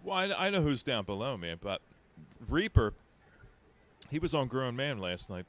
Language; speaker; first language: English; native; English